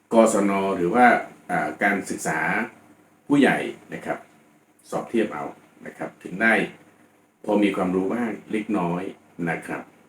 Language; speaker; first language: Thai; native; Thai